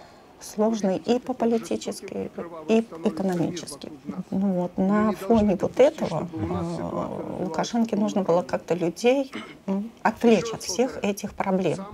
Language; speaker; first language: Russian; native; Russian